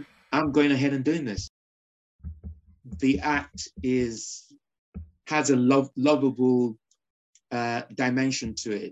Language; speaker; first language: English; non-native, local second language; Yoruba